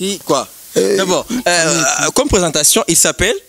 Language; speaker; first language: French; non-native, local second language; Rundi